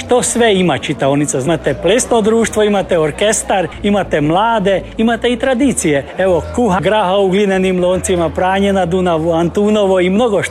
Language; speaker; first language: Serbian; native; Serbian